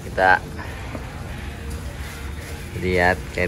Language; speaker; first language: Indonesian; native; Indonesian